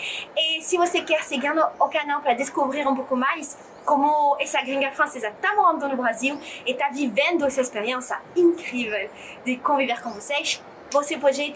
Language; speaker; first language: Portuguese; non-native, fluent; French